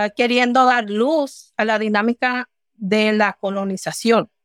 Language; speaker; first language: Spanish; early bilingual, heritage; Spanish